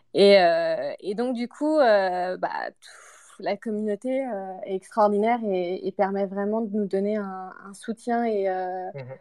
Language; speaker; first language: French; native; French